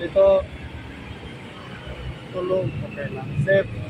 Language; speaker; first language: Filipino; non-native, learner; Punjabi